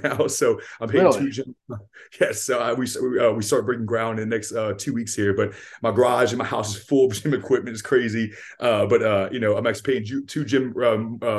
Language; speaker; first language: English; native; English